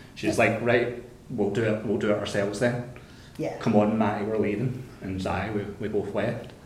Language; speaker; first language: English; native; English